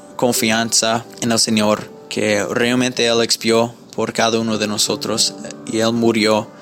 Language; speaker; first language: Spanish; non-native, fluent; English